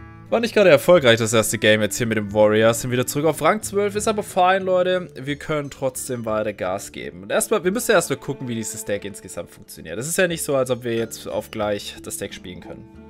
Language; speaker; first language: German; native; German